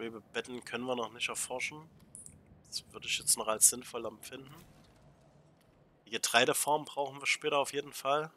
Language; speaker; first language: German; native; German